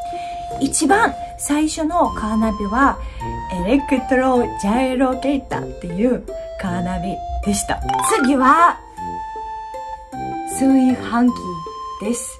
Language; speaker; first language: Japanese; non-native, fluent; Russian